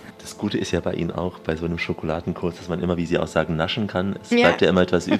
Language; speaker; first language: German; native; German